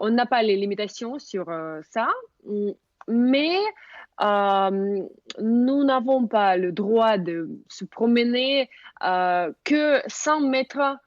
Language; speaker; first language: French; non-native, fluent; Russian